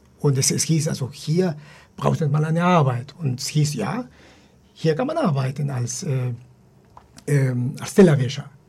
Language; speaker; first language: German; non-native, fluent; Spanish